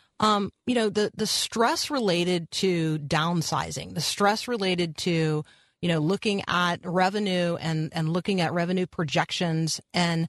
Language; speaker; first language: English; native; English